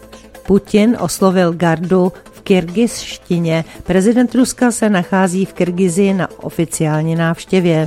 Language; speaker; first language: Czech; native; Czech